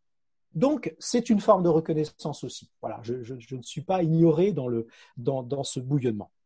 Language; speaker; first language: French; native; French